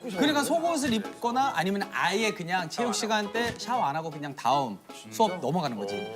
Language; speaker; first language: Korean; early bilingual, heritage; Korean